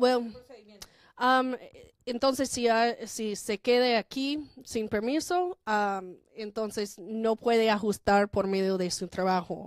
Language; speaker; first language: Spanish; non-native, fluent; English